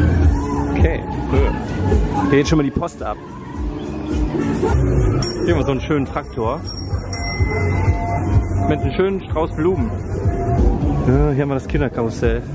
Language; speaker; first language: German; native; German